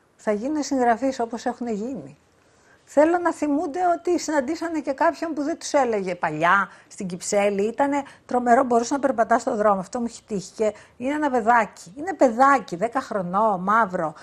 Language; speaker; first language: Greek; native; Greek